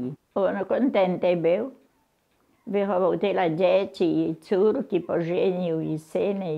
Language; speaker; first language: Polish; early bilingual, heritage; Portuguese